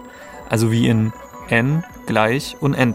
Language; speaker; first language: German; native; German